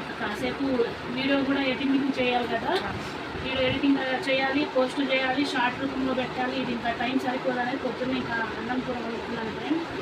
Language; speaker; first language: Telugu; non-native, local second language; Urdu